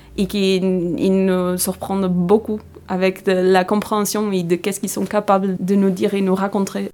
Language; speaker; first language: French; non-native, fluent; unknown